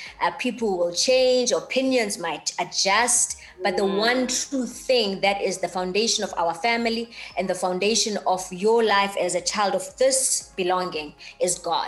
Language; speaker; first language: English; non-native, local second language; Xhosa